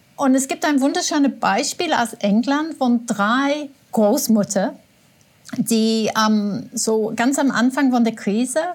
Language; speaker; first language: German; non-native, fluent; English